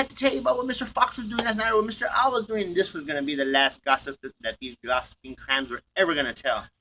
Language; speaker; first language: English; native; English